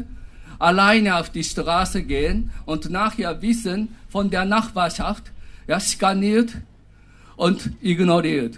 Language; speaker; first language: German; non-native, fluent; Japanese